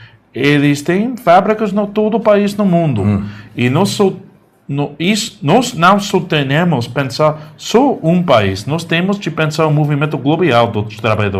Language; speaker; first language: Portuguese; non-native, learner; English